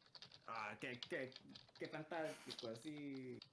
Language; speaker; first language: Spanish; non-native, learner; English